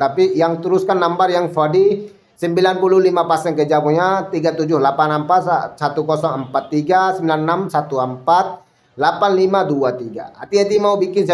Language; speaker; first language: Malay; non-native, fluent; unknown